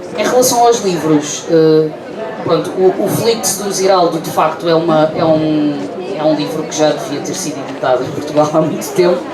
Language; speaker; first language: Portuguese; native; Portuguese